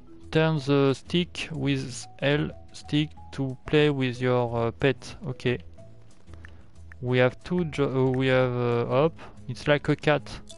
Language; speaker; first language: English; non-native, learner; French